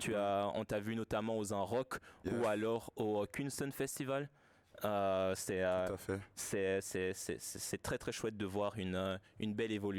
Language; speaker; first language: French; native; French